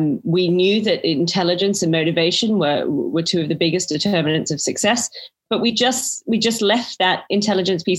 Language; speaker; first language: English; native; English